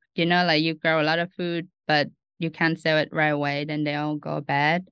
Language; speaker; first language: English; non-native, fluent; Vietnamese